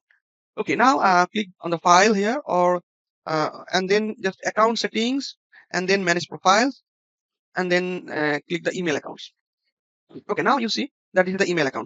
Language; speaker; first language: English; non-native, local second language; Bangla